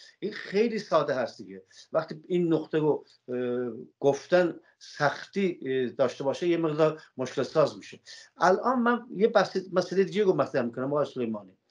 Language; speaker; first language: Persian; non-native, local second language; Azerbaijani